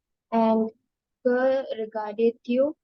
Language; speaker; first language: French; non-native, learner; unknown